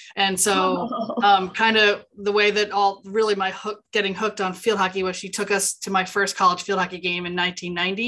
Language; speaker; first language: English; native; English